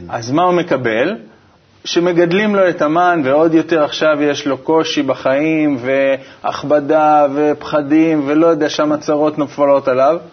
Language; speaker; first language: Hebrew; native; Hebrew